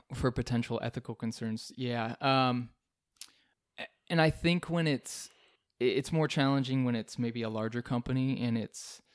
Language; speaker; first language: English; native; English